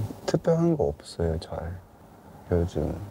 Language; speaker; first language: Korean; non-native, fluent; Cantonese